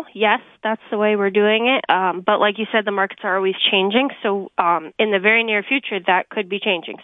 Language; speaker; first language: English; native; English